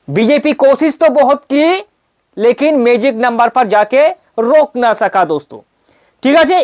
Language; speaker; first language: Hindi; non-native, local second language; Bangla